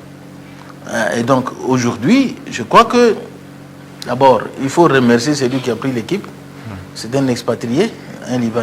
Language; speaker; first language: French; non-native, local second language; Luba-Lulua